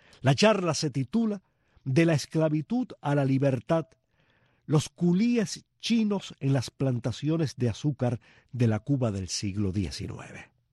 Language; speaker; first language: Spanish; native; Spanish